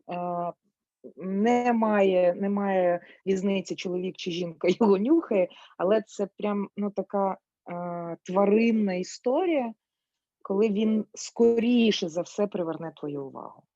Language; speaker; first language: Ukrainian; non-native, local second language; Russian